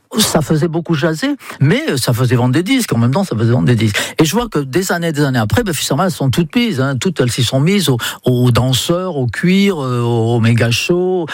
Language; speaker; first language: French; non-native, fluent; English